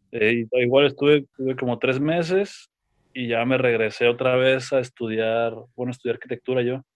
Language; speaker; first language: Spanish; native; Spanish